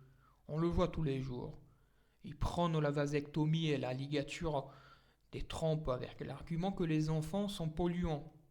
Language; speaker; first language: French; native; French